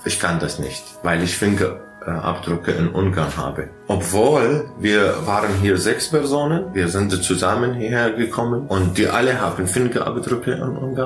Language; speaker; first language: German; non-native, fluent; Arabic